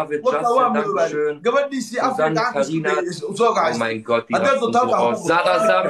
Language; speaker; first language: German; early bilingual, other home language; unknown